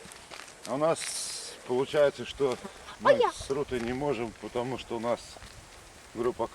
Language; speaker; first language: Russian; native; Russian